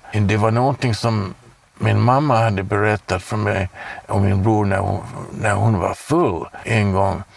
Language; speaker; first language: Swedish; non-native, fluent; English